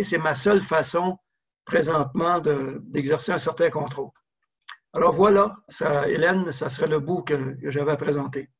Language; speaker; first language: French; native; French